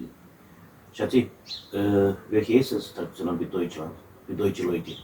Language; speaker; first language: German; non-native, learner; Romanian